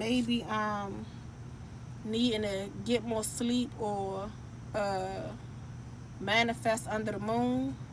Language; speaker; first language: English; native; English